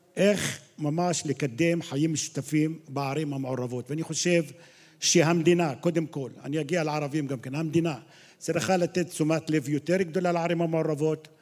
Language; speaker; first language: Hebrew; non-native, local second language; Arabic